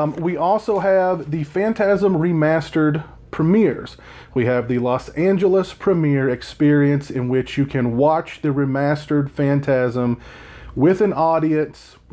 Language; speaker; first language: English; native; English